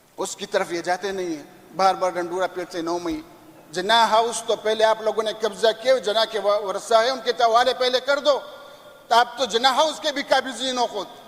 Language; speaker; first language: Urdu; non-native, local second language; Pashto